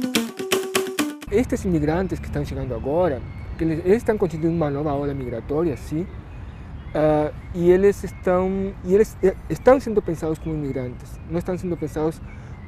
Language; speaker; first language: Portuguese; native; Portuguese